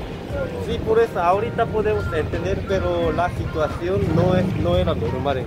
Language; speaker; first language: Spanish; non-native, learner; Korean